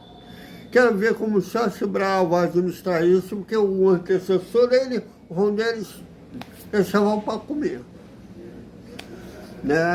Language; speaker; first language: Portuguese; native; Portuguese